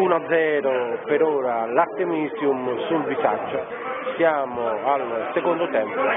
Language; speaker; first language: Italian; native; Italian